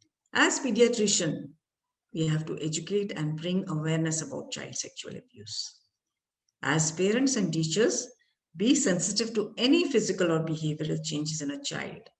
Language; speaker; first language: English; non-native, local second language; Malayalam